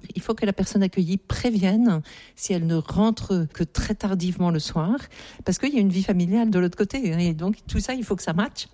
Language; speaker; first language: French; native; French